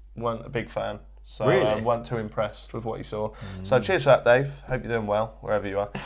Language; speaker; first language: English; native; English